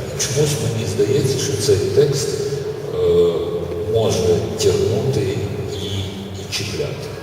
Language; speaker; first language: Ukrainian; non-native, local second language; Russian